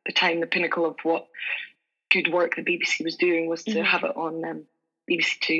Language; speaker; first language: English; native; English